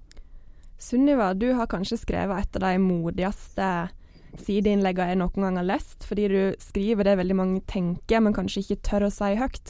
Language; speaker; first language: Norwegian; native; Norwegian